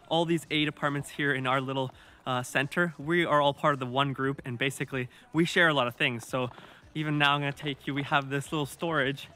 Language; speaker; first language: English; native; English